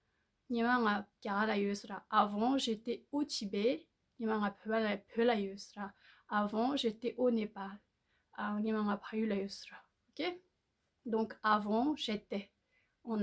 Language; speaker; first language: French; non-native, learner; Tibetan